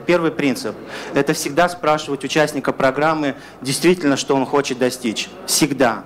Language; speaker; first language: Russian; native; Russian